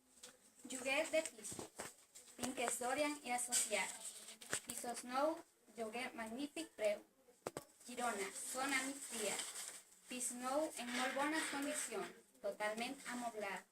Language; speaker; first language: Catalan; non-native, learner; Spanish